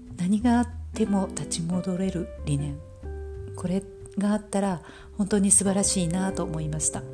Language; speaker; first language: Japanese; native; Japanese